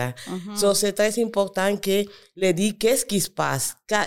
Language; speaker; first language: French; non-native, learner; Spanish